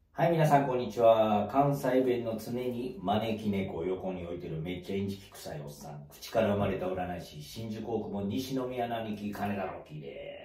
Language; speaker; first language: Japanese; native; Japanese